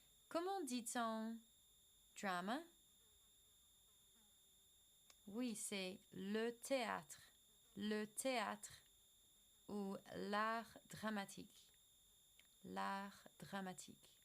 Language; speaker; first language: French; non-native, fluent; English